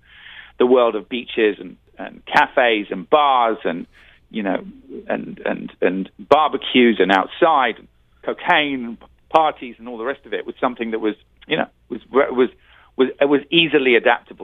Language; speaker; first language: English; native; English